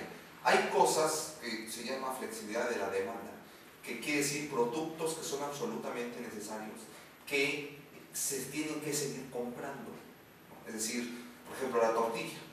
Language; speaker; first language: Spanish; native; Spanish